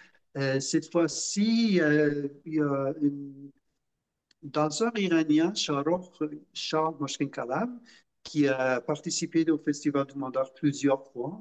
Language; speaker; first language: French; non-native, fluent; Persian